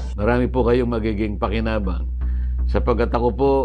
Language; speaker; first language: Filipino; native; Filipino